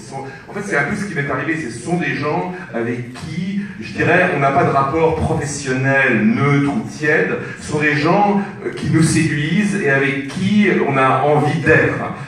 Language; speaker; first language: French; native; French